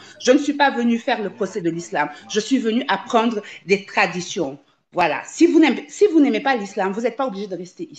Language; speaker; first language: French; native; French